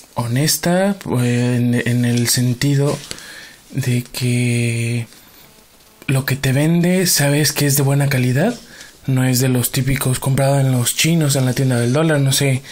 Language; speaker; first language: Spanish; native; Spanish